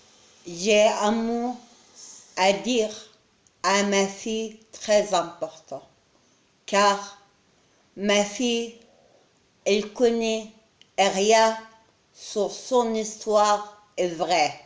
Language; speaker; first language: French; non-native, learner; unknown